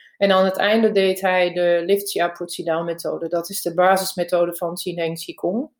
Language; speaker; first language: Dutch; non-native, fluent; German